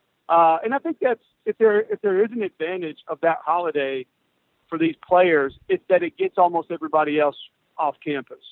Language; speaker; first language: English; native; English